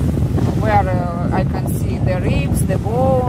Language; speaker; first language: English; non-native, learner; Russian